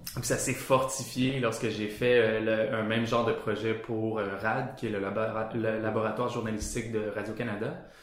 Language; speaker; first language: French; native; French